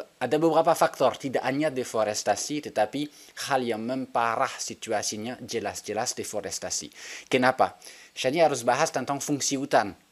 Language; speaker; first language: Indonesian; non-native, fluent; French